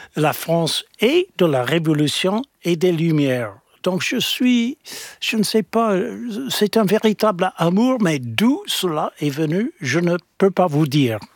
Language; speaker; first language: French; non-native, fluent; English